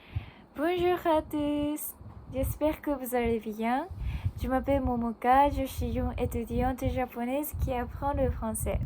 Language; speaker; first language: French; non-native, learner; Japanese